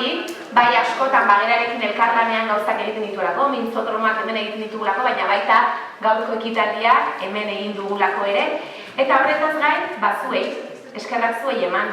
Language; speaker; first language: Basque; native; Basque